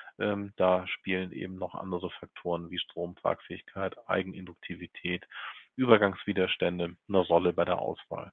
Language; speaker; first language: German; native; German